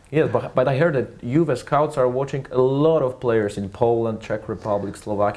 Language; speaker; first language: English; non-native, fluent; Polish